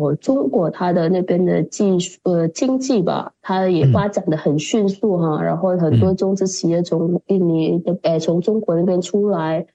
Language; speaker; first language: Chinese; early bilingual, heritage; Chinese